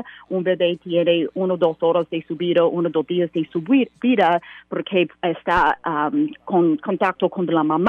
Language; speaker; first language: Spanish; non-native, learner; English